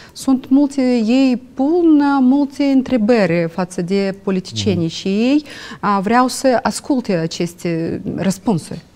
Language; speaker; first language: Romanian; non-native, local second language; Russian